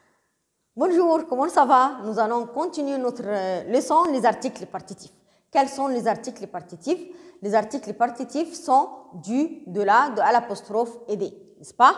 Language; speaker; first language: French; non-native, local second language; Arabic